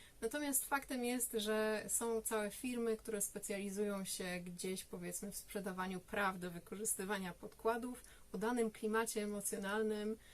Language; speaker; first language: Polish; native; Polish